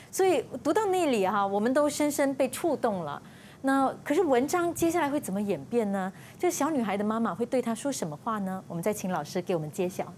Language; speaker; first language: Chinese; native; Chinese